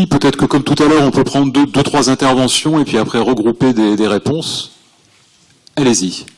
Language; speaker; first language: French; native; French